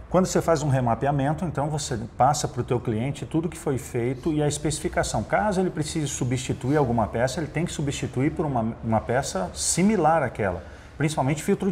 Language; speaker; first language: Portuguese; native; Portuguese